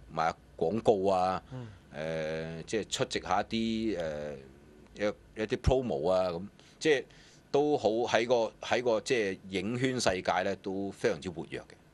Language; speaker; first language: Cantonese; early bilingual, other home language; Wu Chinese